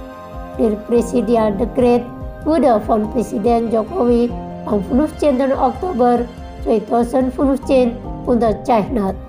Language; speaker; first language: German; non-native, fluent; Indonesian